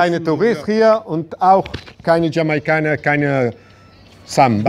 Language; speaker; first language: German; non-native, learner; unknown